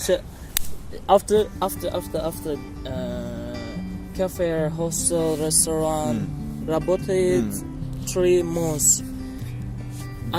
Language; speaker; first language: English; non-native, learner; Turkish